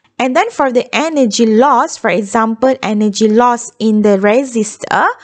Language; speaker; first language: English; non-native, local second language; Malay